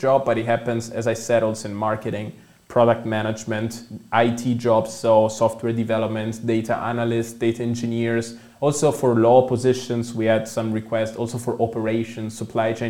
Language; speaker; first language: English; non-native, fluent; Italian